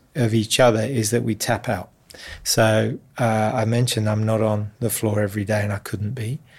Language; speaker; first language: English; native; English